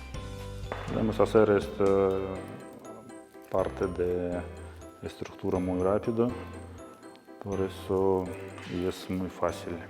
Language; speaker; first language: Spanish; non-native, learner; Russian